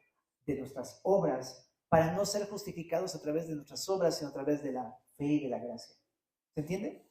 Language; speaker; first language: Spanish; native; Spanish